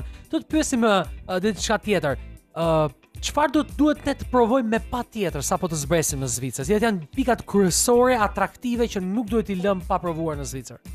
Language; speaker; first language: Albanian; native; Albanian